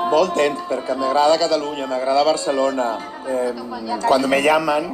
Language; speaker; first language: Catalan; non-native, local second language; Spanish